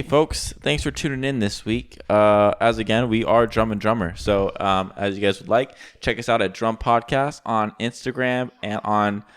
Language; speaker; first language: English; native; English